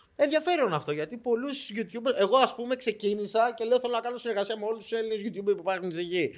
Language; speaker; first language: Greek; native; Greek